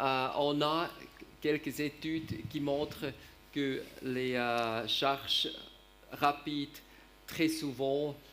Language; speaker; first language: French; non-native, learner; German